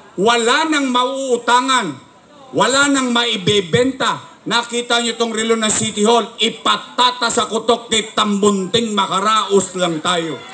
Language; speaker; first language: Filipino; native; Filipino